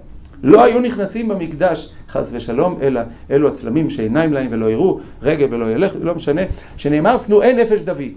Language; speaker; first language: Hebrew; native; Hebrew